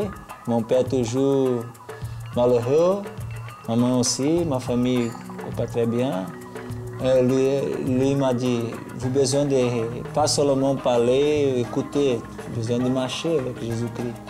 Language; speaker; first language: French; non-native, learner; Portuguese